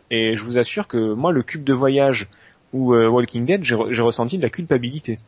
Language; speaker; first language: French; native; French